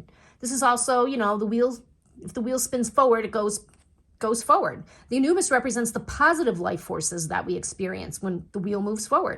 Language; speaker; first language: English; native; English